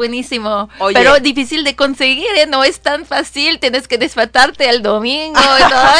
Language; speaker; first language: Spanish; non-native, fluent; English